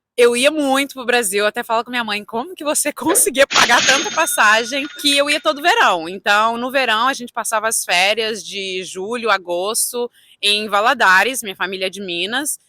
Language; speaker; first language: Portuguese; early bilingual, heritage; Portuguese